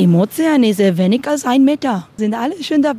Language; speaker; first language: German; non-native, learner; Spanish